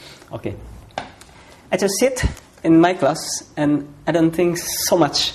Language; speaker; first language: English; non-native, fluent; Indonesian